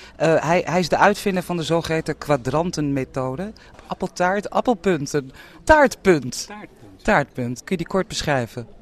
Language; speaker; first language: Dutch; native; Dutch